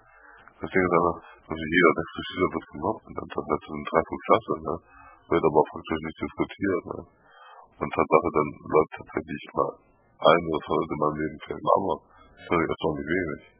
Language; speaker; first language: German; native; German